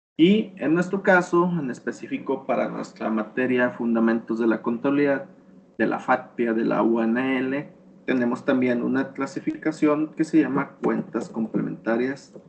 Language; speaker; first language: Spanish; native; Spanish